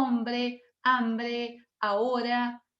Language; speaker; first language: Spanish; non-native, fluent; Portuguese